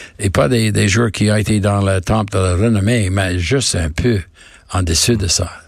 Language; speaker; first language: French; non-native, learner; English